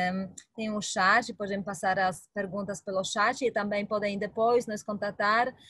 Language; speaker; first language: Portuguese; non-native, fluent; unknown